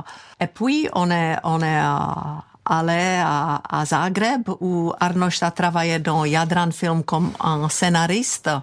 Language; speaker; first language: French; non-native, fluent; Czech